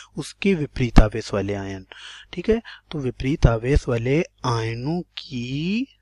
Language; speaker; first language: Hindi; native; Hindi